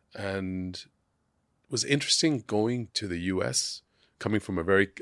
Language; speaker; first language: English; non-native, local second language; Sindhi